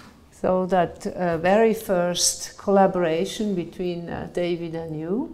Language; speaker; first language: English; non-native, fluent; German